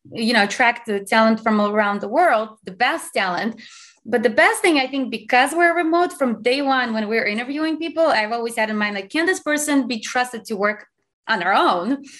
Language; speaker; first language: English; non-native, fluent; Azerbaijani